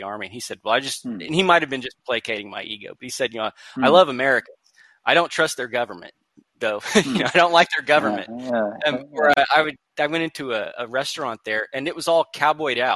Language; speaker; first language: English; native; English